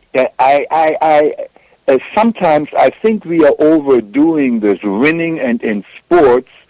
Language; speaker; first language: English; non-native, fluent; German